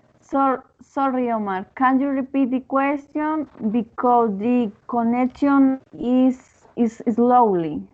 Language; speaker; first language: English; non-native, learner; Spanish